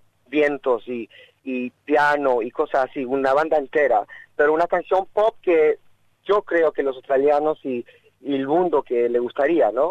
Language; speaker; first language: Spanish; early bilingual, heritage; Spanish